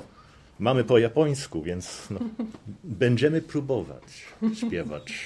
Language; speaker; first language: Polish; non-native, fluent; English